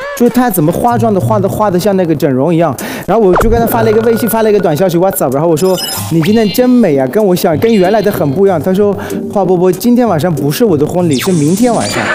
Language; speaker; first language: Chinese; non-native, fluent; Persian